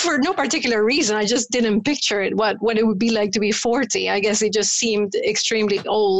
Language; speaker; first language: English; non-native, fluent; Spanish